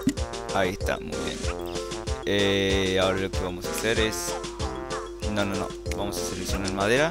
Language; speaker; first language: Spanish; native; Spanish